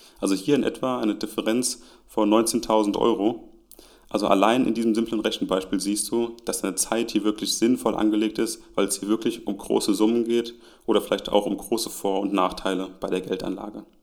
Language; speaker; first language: German; native; German